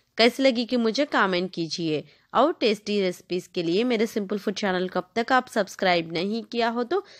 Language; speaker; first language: Hindi; non-native, local second language; Telugu